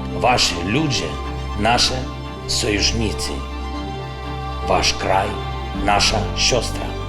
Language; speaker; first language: Polish; non-native, learner; Ukrainian